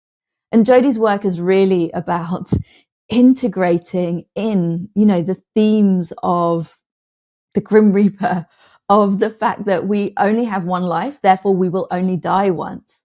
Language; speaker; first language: English; native; English